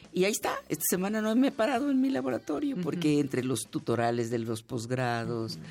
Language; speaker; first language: Spanish; native; Spanish